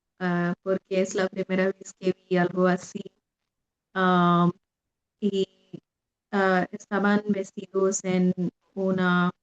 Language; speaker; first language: Spanish; non-native, fluent; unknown